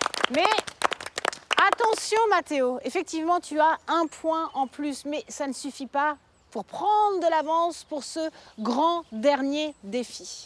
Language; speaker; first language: French; native; French